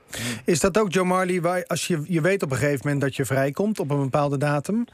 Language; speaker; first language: Dutch; native; Dutch